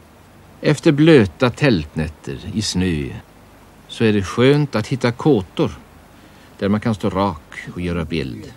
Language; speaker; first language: Swedish; native; Swedish